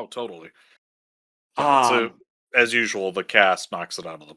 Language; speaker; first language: English; native; English